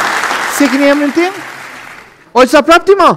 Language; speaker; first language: Albanian; native; Albanian